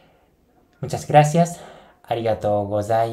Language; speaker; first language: Spanish; non-native, fluent; Japanese